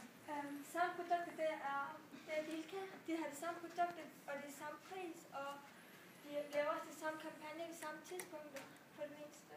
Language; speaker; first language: Danish; non-native, learner; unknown